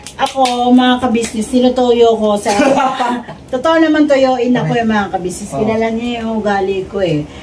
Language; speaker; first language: Filipino; non-native, local second language; Cebuano